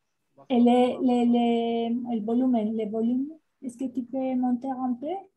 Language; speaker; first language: French; non-native, fluent; Spanish